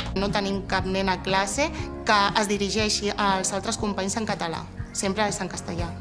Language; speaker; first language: Catalan; non-native, local second language; Spanish